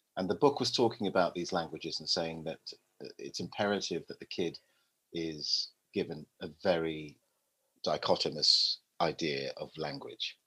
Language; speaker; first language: English; native; English